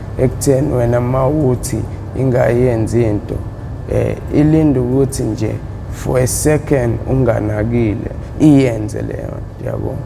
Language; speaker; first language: Zulu; native; Zulu